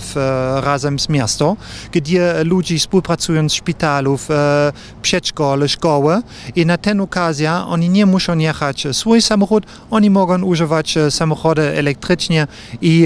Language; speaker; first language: Polish; non-native, learner; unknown